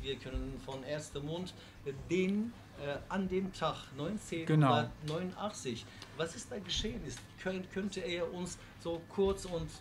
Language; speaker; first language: German; non-native, learner; Turkish